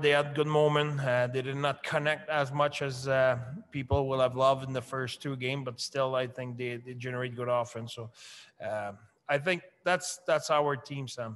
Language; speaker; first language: English; non-native, fluent; French